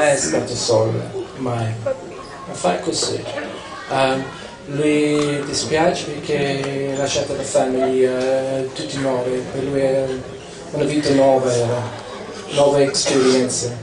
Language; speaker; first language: Italian; non-native, learner; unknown